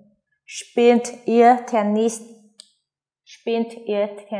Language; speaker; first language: German; non-native, fluent; Vietnamese